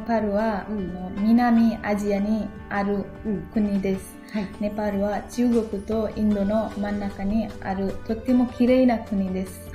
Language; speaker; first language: Japanese; non-native, learner; Nepali